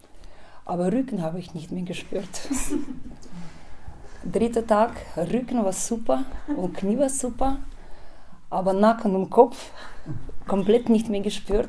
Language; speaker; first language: German; non-native, fluent; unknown